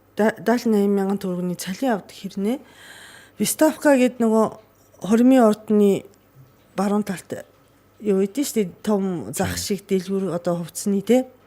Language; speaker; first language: Mongolian; non-native, fluent; Japanese